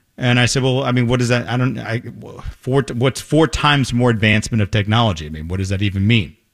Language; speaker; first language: English; native; English